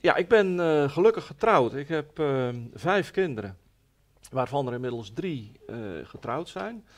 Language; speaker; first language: Dutch; native; Dutch